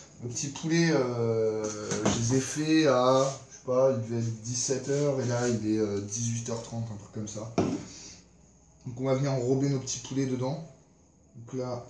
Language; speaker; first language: French; native; French